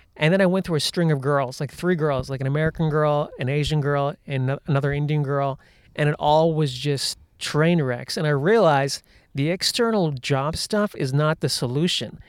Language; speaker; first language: English; native; English